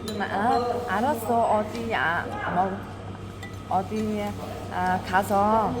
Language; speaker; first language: Korean; non-native, learner; Vietnamese